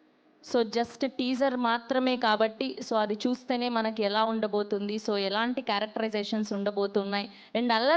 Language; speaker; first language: Telugu; native; Telugu